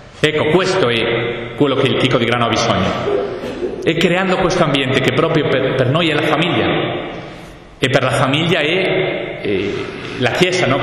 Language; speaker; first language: Italian; non-native, fluent; Spanish